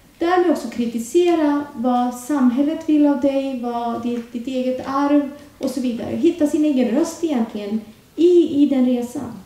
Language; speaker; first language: Swedish; early bilingual, other home language; Urdu